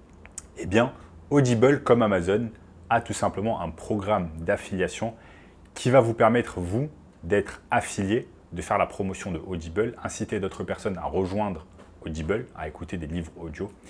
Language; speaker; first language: French; native; French